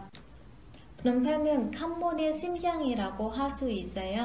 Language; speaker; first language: Korean; non-native, fluent; Khmer